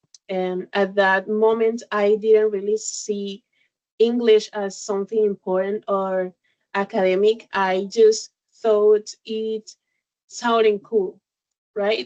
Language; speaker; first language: English; non-native, learner; Spanish